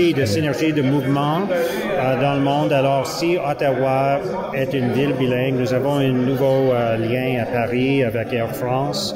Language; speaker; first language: French; non-native, learner; English